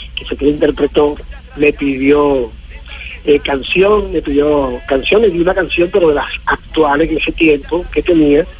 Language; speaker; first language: Spanish; native; Spanish